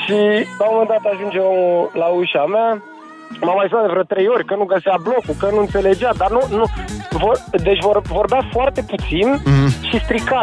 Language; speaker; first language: Romanian; native; Romanian